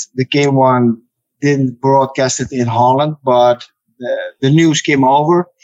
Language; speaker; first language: English; non-native, fluent; Dutch